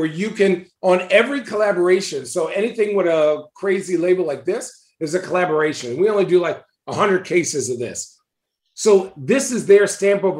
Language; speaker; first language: English; native; English